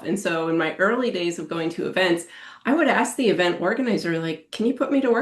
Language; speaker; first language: English; native; English